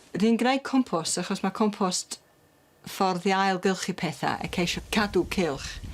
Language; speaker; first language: Welsh; non-native, local second language; English